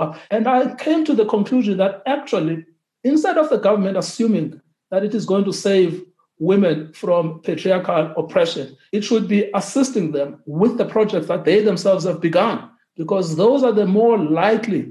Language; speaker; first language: English; non-native, local second language; Xhosa